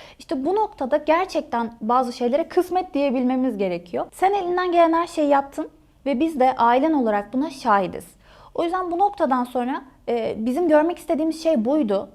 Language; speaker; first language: Turkish; native; Turkish